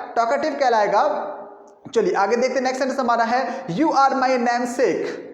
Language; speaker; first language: Hindi; native; Hindi